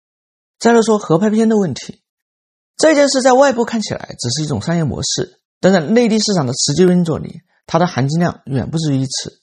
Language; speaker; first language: Chinese; native; Chinese